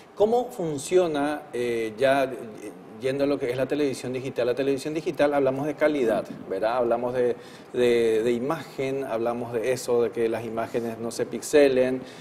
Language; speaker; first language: Spanish; native; Spanish